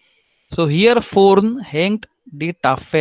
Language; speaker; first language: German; non-native, fluent; Hindi